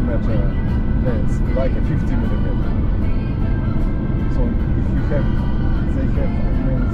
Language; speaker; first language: English; non-native, learner; German